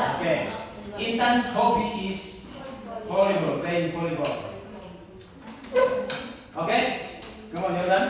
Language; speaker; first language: English; non-native, learner; Indonesian